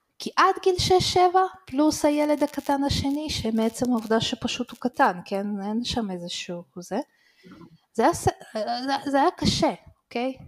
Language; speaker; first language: Hebrew; early bilingual, other home language; Russian